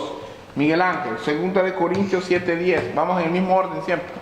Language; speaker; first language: Spanish; native; Spanish